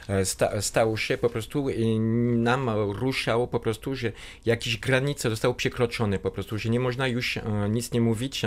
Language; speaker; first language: Polish; non-native, fluent; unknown